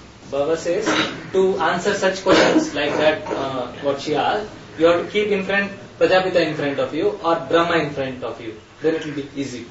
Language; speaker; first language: English; non-native, local second language; Hindi